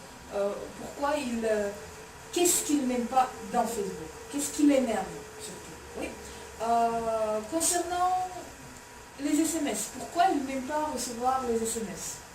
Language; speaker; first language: French; non-native, fluent; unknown